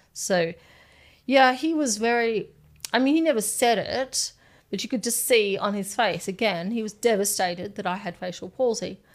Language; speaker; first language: English; native; English